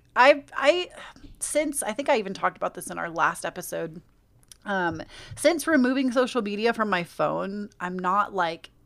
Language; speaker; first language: English; native; English